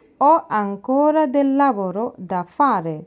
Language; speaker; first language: Italian; non-native, learner; Bangla